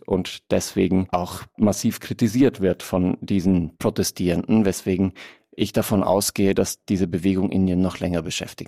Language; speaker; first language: German; native; German